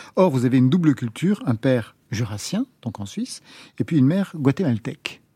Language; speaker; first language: French; native; French